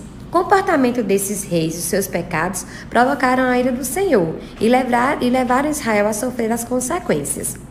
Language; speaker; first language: Portuguese; native; Portuguese